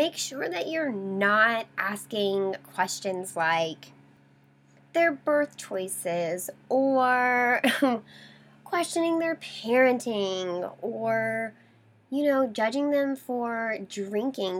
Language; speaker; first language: English; native; English